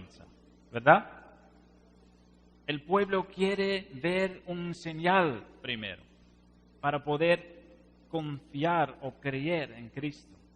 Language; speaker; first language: Spanish; non-native, fluent; Dutch